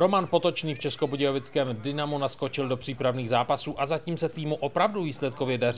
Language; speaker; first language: Czech; native; Czech